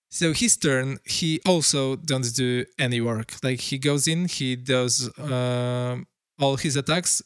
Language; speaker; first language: English; non-native, fluent; Polish